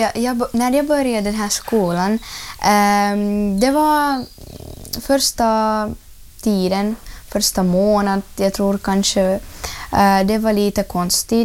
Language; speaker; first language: Swedish; non-native, learner; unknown